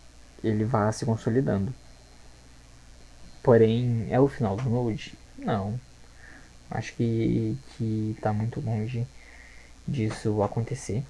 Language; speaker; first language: Portuguese; native; Portuguese